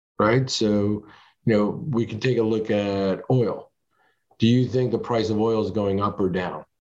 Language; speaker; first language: English; early bilingual, other home language; French